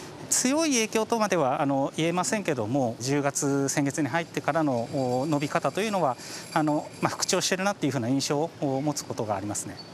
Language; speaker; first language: Japanese; native; Japanese